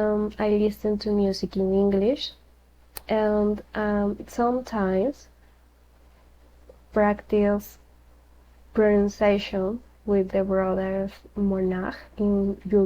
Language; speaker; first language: English; non-native, learner; Spanish